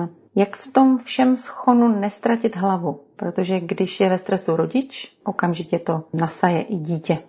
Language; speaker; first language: Czech; native; Czech